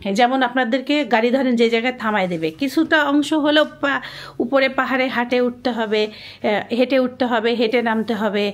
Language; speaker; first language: Bangla; native; Bangla